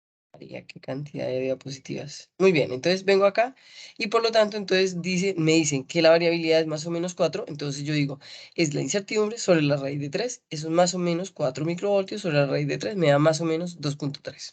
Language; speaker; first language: Spanish; native; Spanish